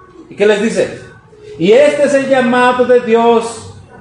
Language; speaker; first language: Spanish; native; Spanish